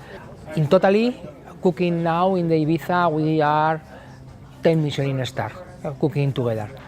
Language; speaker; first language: English; non-native, learner; Spanish